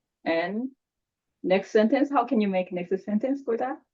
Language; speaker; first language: English; non-native, learner; Korean